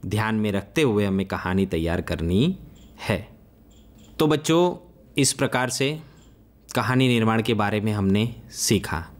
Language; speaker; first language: Hindi; non-native, local second language; Gujarati